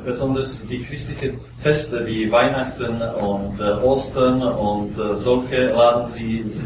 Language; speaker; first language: German; non-native, local second language; Czech